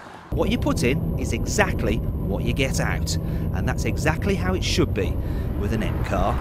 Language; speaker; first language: English; native; English